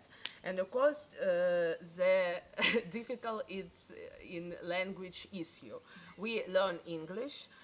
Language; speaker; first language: English; non-native, learner; Ukrainian